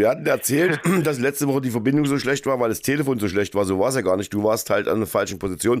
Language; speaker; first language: German; native; German